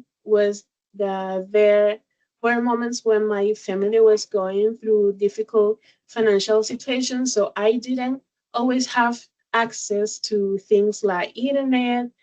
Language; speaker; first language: English; non-native, learner; Spanish